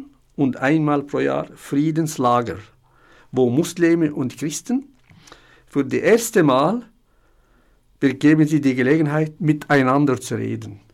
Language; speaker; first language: German; non-native, fluent; Arabic